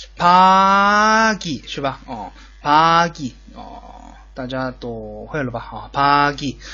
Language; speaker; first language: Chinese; non-native, fluent; Korean